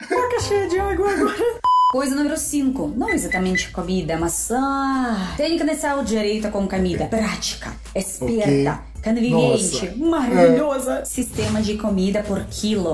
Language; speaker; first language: Portuguese; non-native, fluent; Russian